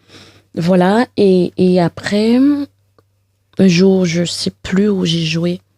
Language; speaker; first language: French; non-native, local second language; Haitian Creole